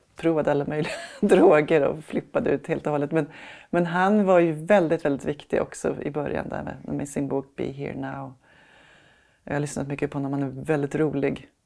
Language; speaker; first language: Swedish; native; Swedish